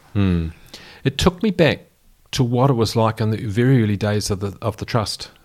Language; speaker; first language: English; native; English